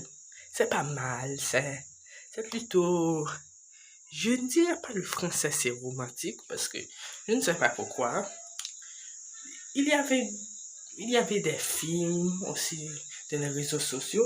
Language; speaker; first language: French; non-native, learner; English